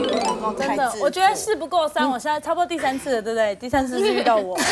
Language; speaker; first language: Chinese; native; Chinese